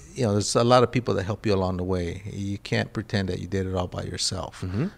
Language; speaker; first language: English; early bilingual, other home language; Spanish